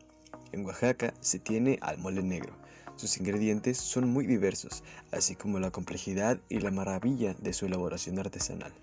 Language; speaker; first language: Spanish; native; Spanish